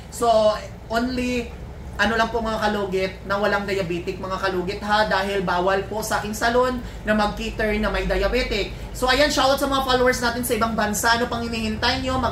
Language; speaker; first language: Filipino; non-native, local second language; Cebuano